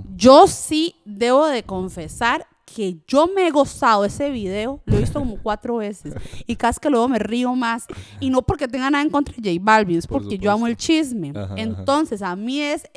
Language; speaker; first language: Spanish; early bilingual, other home language; French